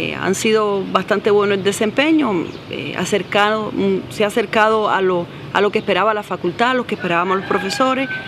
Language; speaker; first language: Spanish; native; Spanish